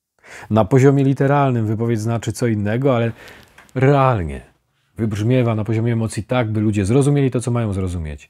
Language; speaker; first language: Polish; native; Polish